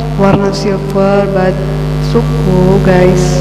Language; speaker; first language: English; non-native, learner; Indonesian